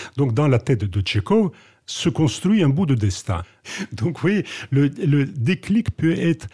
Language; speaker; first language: French; non-native, fluent; Russian